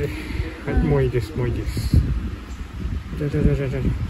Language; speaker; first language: Japanese; native; Japanese